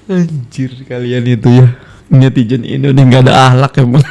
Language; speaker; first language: Indonesian; native; Indonesian